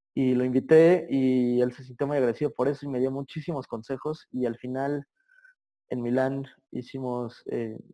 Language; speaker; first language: Spanish; native; Spanish